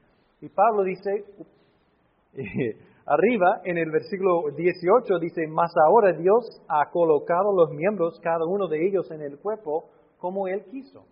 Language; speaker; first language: Spanish; non-native, fluent; English